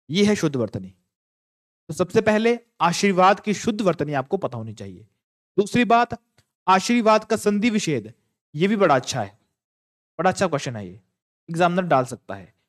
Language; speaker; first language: Hindi; native; Hindi